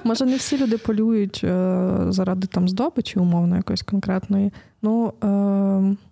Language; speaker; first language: Ukrainian; native; Ukrainian